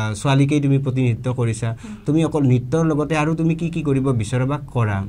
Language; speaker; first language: Assamese; native; Assamese